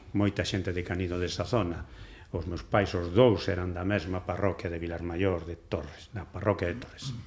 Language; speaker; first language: Galician; non-native, local second language; Spanish